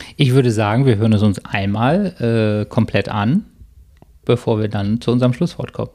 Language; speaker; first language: German; native; German